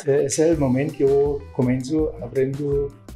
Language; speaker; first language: Catalan; non-native, learner; German